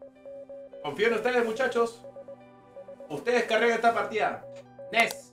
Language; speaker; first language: Spanish; native; Spanish